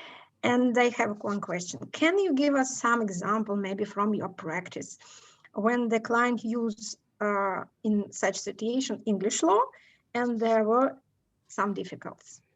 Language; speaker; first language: English; non-native, learner; Russian